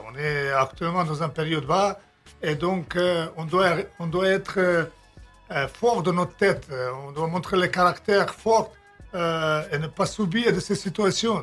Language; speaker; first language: French; non-native, fluent; Serbian